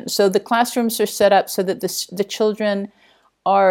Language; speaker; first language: English; native; English